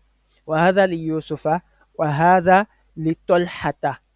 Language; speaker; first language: Arabic; non-native, fluent; French